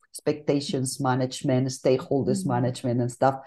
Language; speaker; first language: English; non-native, fluent; Spanish